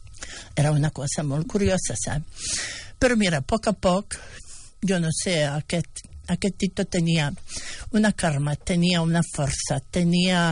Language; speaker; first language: Catalan; non-native, fluent; Bosnian